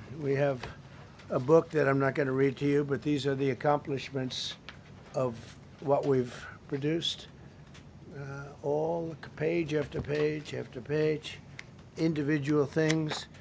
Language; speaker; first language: English; native; English